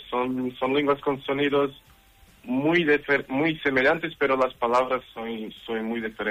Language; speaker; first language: Spanish; non-native, learner; Portuguese